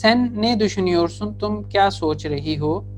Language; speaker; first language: Turkish; non-native, fluent; Urdu